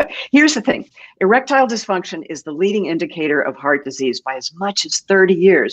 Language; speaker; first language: English; native; English